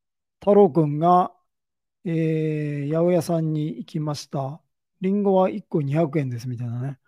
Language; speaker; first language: Japanese; native; Japanese